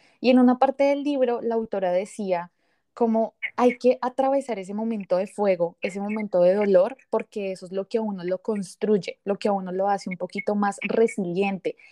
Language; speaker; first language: Spanish; native; Spanish